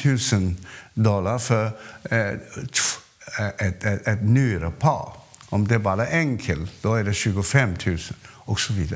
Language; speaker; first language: Swedish; non-native, fluent; Cantonese